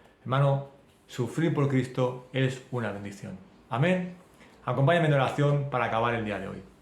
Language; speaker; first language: Spanish; native; Spanish